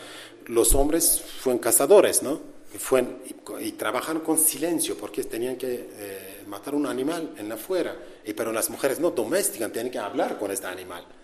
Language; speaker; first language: Spanish; non-native, learner; Kurdish